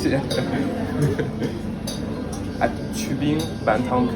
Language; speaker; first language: Chinese; non-native, learner; French